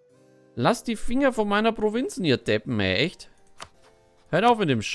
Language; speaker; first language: German; native; German